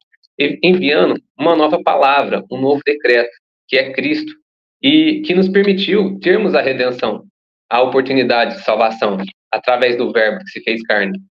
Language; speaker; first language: Portuguese; native; Portuguese